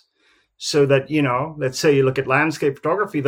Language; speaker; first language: English; native; English